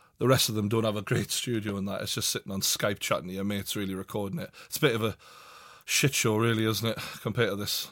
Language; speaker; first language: English; native; English